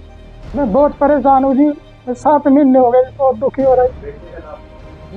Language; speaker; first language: Hindi; native; Hindi